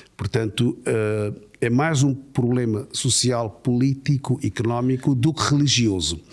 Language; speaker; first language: Portuguese; native; Portuguese